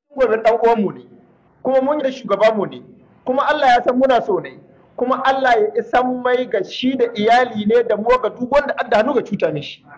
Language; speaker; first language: Hausa; native; Hausa